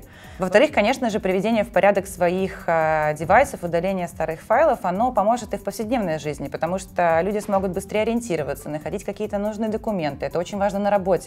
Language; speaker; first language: Russian; native; Russian